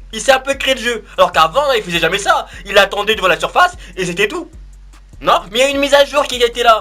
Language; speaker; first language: French; native; French